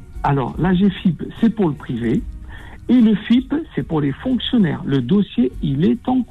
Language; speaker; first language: French; native; French